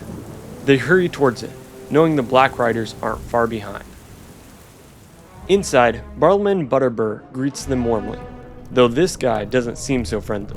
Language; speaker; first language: English; native; English